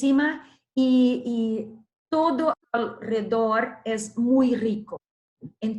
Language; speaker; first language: Spanish; non-native, learner; Portuguese